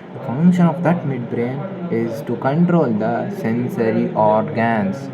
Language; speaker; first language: English; non-native, local second language; Kannada